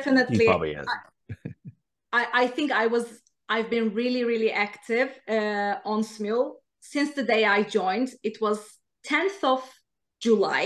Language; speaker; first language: English; non-native, fluent; Turkish